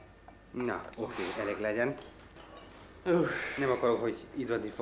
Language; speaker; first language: Hungarian; non-native, fluent; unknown